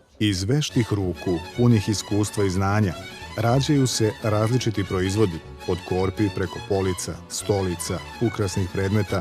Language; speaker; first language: Bosnian; native; Bosnian